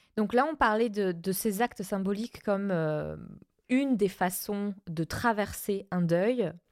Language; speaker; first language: French; non-native, fluent; Spanish